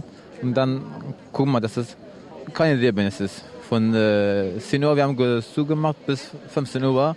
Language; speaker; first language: German; non-native, learner; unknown